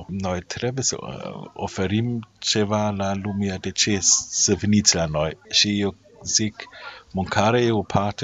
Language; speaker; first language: Romanian; non-native, learner; German